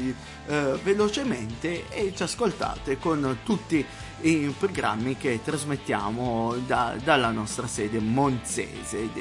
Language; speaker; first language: Italian; native; Italian